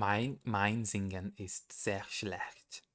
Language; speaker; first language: German; non-native, learner; Portuguese